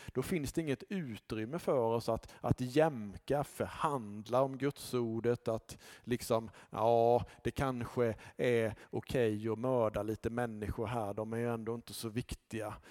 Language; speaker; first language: Swedish; native; Swedish